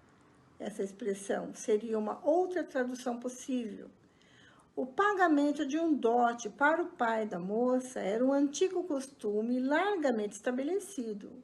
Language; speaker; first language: Portuguese; native; Portuguese